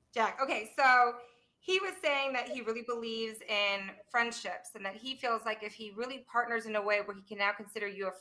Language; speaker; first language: English; native; English